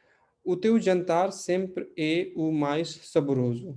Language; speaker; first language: Portuguese; non-native, fluent; Hindi